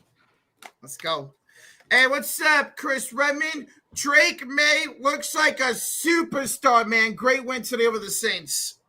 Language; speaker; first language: English; native; English